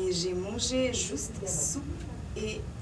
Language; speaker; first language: French; non-native, fluent; Serbian